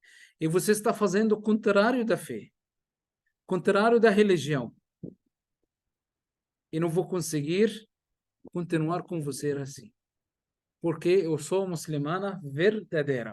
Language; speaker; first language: Portuguese; non-native, fluent; Arabic